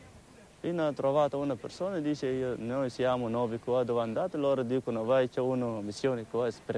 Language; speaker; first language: Italian; non-native, learner; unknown